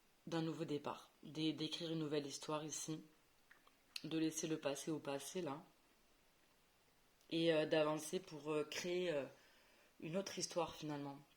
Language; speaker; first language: French; native; French